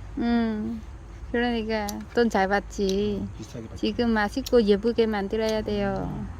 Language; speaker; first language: Korean; non-native, learner; Vietnamese